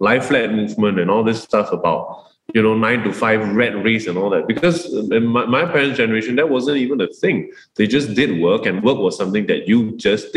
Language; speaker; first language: English; non-native, local second language; Chinese